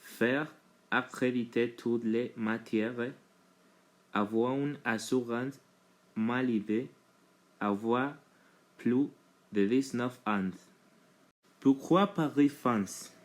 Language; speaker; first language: French; non-native, learner; Spanish